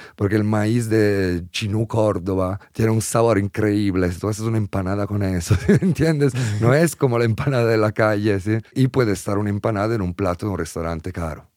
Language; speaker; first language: Spanish; non-native, fluent; Italian